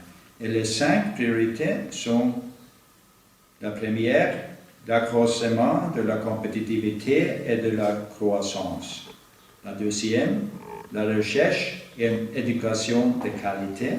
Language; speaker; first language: French; non-native, fluent; Norwegian